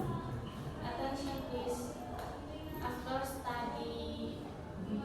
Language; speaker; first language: English; non-native, learner; Indonesian